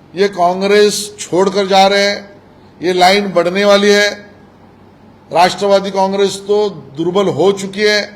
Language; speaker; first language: Hindi; non-native, local second language; Marathi